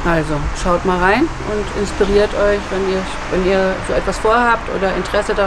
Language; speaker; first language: German; native; German